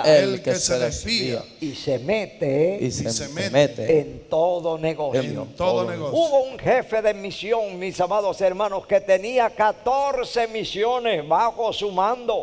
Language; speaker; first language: Spanish; native; Spanish